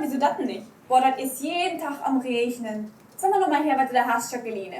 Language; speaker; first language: German; native; German